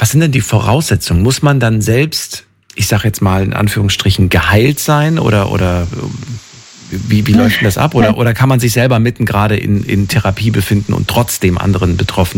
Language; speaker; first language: German; native; German